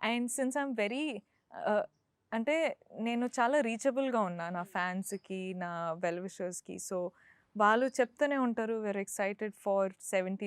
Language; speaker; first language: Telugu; non-native, local second language; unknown